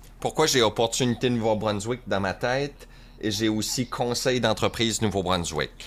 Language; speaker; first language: French; native; French